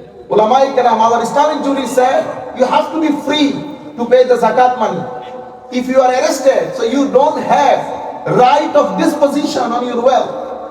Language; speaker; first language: English; non-native, local second language; Bangla